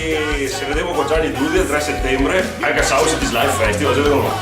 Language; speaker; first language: Italian; native; Italian